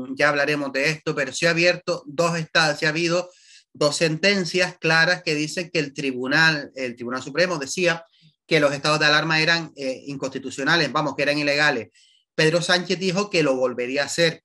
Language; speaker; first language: Spanish; native; Spanish